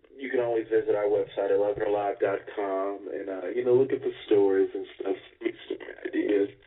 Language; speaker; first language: English; native; English